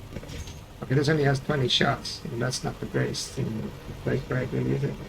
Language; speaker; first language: English; native; English